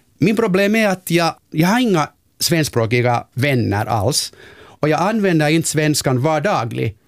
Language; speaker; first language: Swedish; non-native, local second language; Finnish